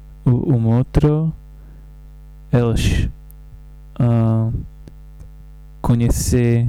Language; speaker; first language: Portuguese; non-native, learner; English